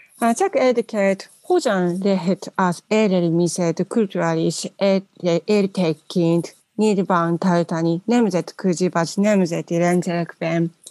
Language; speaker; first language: Hungarian; non-native, learner; Japanese